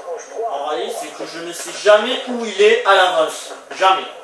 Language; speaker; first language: French; native; French